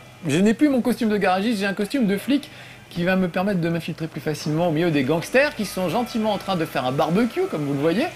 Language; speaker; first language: French; native; French